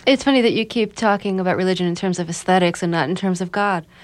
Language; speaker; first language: English; native; English